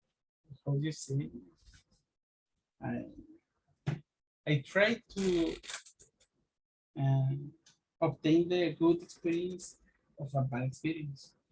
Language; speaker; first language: English; non-native, learner; Spanish